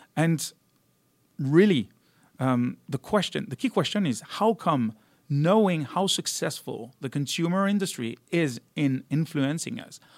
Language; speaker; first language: English; non-native, fluent; French